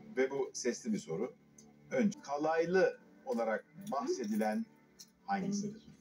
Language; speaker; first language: Turkish; native; Turkish